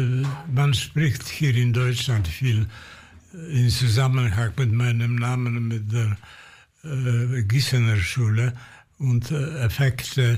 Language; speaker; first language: German; non-native, fluent; Polish